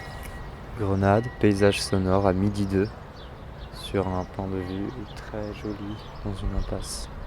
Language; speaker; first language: French; native; French